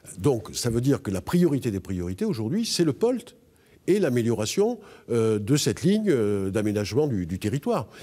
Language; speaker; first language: French; native; French